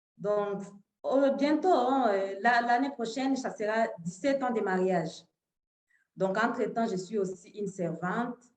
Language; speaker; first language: French; non-native, local second language; Swahili